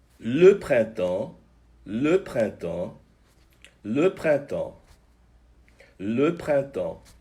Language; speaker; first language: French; non-native, fluent; Portuguese